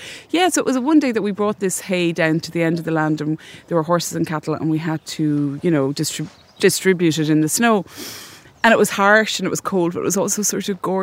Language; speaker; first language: English; native; English